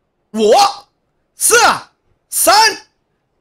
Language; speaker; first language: Chinese; native; Chinese